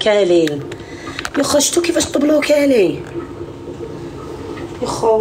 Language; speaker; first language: Arabic; native; Arabic